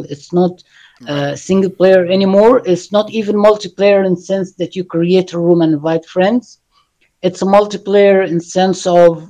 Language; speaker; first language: English; non-native, fluent; Arabic